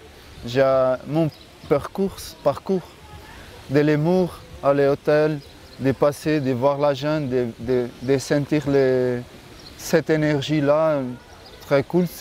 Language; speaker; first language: French; non-native, fluent; Portuguese